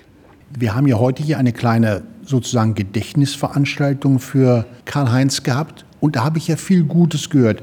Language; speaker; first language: German; native; German